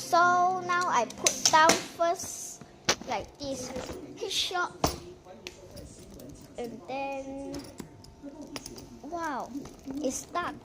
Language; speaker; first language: English; non-native, local second language; Chinese